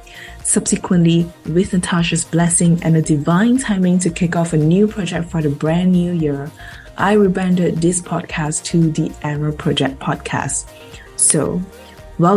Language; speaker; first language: English; non-native, local second language; Chinese